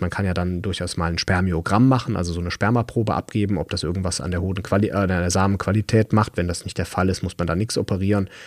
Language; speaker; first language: German; native; German